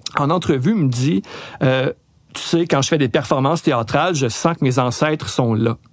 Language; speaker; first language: French; native; French